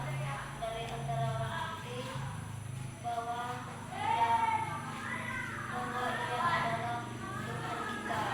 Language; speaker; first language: Indonesian; native; Indonesian